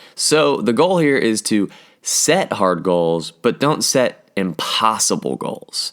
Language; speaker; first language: English; native; English